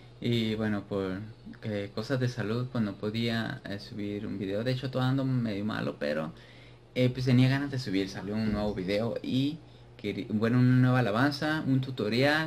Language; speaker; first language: Spanish; native; Spanish